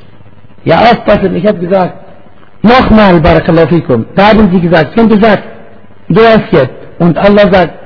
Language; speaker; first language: German; non-native, fluent; Arabic